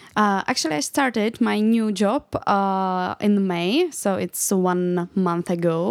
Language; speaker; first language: English; non-native, learner; Czech